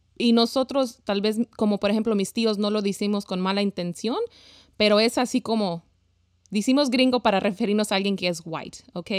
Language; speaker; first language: Spanish; early bilingual, heritage; Spanish